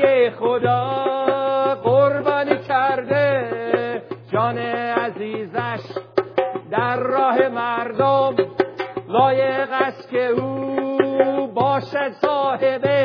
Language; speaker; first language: Persian; non-native, fluent; English